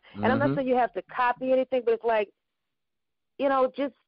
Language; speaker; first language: English; native; English